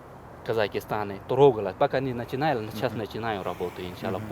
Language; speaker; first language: Russian; non-native, learner; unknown